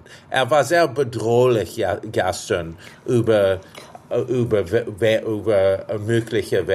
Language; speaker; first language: German; non-native, fluent; English